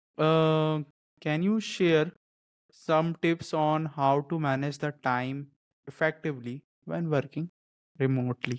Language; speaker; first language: English; non-native, local second language; Hindi